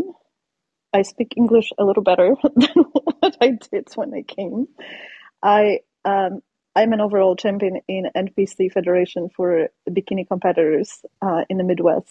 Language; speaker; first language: English; non-native, fluent; Polish